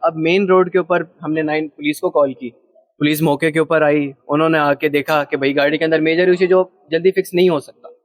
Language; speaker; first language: Urdu; early bilingual, heritage; Urdu